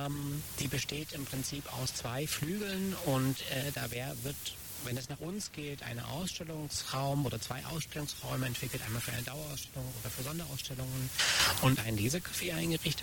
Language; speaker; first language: German; native; German